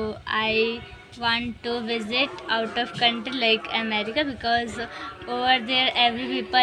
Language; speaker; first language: English; non-native, learner; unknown